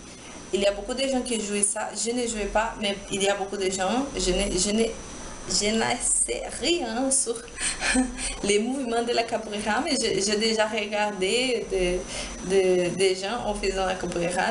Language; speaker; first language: French; non-native, learner; Portuguese